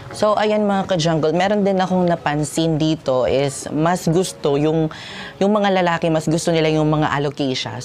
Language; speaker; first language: Filipino; non-native, local second language; Waray